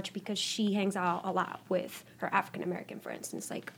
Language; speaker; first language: English; non-native, fluent; Spanish